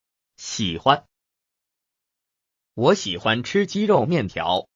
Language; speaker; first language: Chinese; non-native, learner; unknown